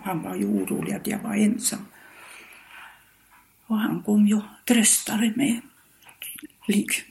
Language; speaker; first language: Swedish; non-native, fluent; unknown